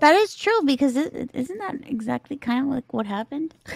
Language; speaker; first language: English; early bilingual, other home language; Spanish